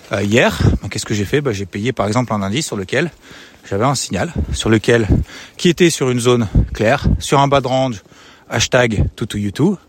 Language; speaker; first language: French; native; French